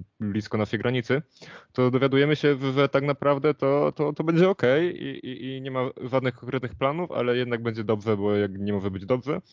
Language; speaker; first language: Polish; native; Polish